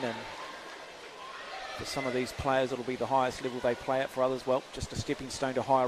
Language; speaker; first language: English; native; English